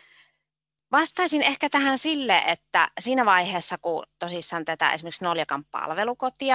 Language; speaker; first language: Finnish; native; Finnish